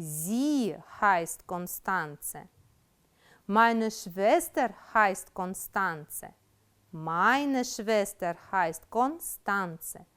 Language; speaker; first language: German; non-native, fluent; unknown